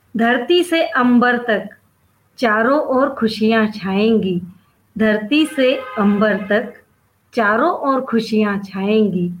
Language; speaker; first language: Hindi; non-native, local second language; Sindhi